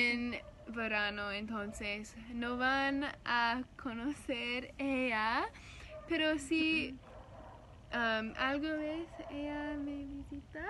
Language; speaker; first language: Spanish; non-native, learner; English